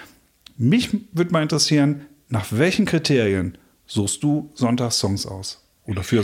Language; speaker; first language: German; native; German